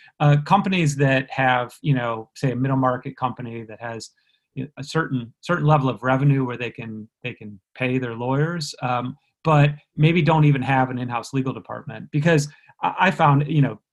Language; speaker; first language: English; native; English